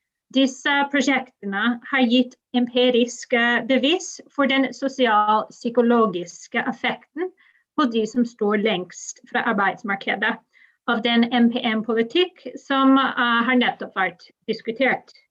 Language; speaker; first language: Norwegian; non-native, fluent; English